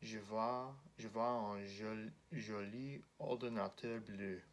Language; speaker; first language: French; non-native, learner; English